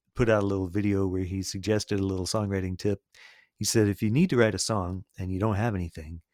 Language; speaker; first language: English; native; English